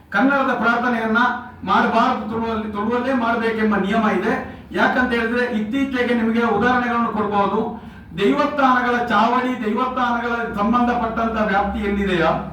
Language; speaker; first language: Kannada; non-native, local second language; Tulu